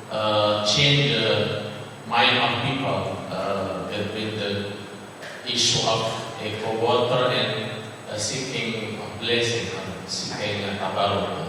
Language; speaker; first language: English; non-native, fluent; Indonesian